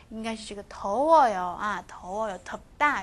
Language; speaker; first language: Korean; non-native, fluent; Chinese